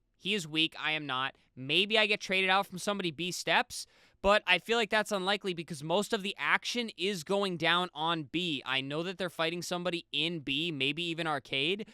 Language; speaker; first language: English; native; English